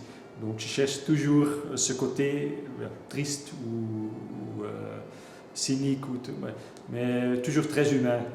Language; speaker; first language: French; non-native, local second language; Dutch